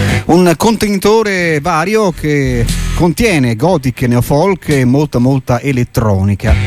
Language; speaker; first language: Italian; native; Italian